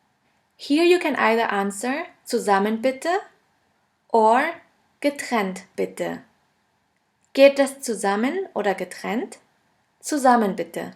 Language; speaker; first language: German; non-native, fluent; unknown